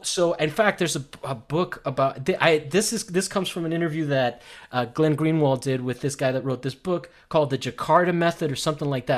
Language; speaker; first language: English; early bilingual, other home language; Spanish